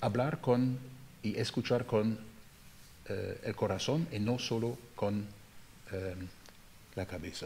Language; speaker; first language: Spanish; non-native, fluent; German